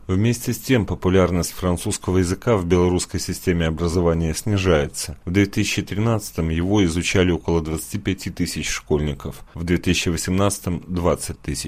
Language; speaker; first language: Russian; native; Russian